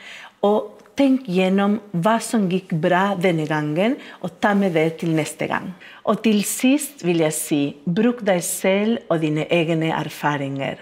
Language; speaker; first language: Norwegian; non-native, fluent; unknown